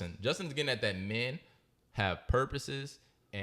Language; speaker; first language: English; native; English